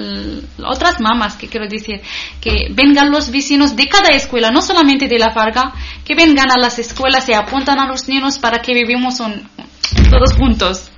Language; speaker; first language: Spanish; non-native, learner; Arabic